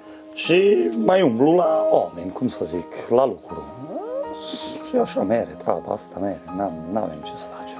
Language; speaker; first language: Romanian; non-native, local second language; Hungarian